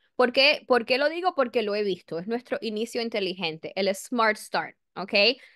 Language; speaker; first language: Spanish; early bilingual, heritage; Spanish